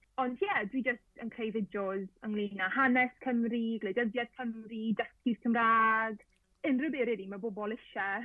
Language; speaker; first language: Welsh; native; Welsh